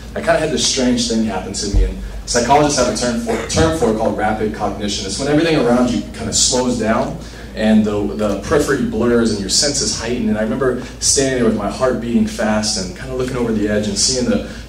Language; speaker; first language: English; native; English